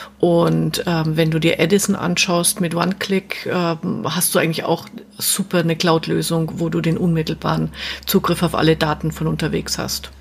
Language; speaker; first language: German; native; German